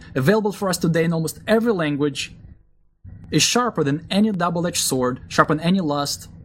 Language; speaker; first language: English; early bilingual, other home language; Russian